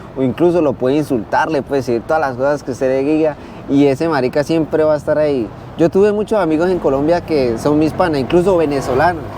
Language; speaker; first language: Spanish; native; Spanish